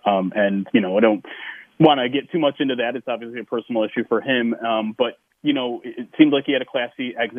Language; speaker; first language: English; native; English